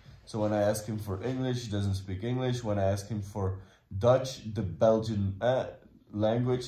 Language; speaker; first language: English; non-native, fluent; Dutch